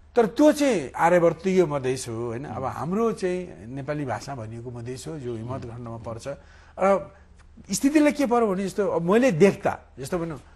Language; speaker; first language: Nepali; native; Nepali